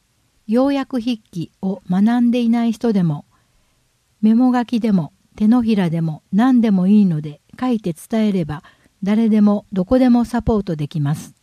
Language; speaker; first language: Japanese; native; Japanese